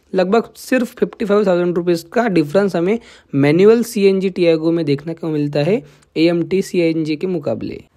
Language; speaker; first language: Hindi; non-native, local second language; Marathi